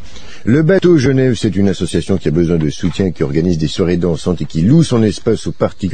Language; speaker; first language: French; native; French